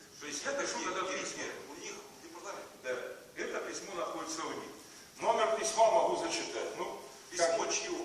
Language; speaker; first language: Russian; native; Russian